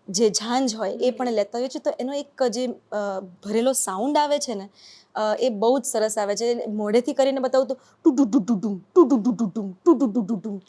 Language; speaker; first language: Gujarati; native; Gujarati